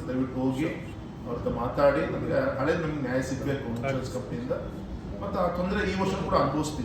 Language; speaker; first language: Kannada; native; Kannada